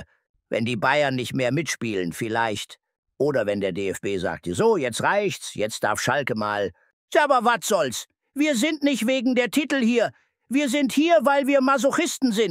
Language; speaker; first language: German; native; German